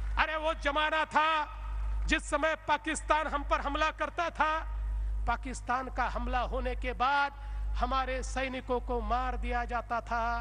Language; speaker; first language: Hindi; non-native, local second language; Marathi